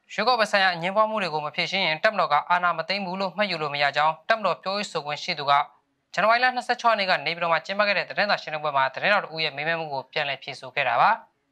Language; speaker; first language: Burmese; native; Burmese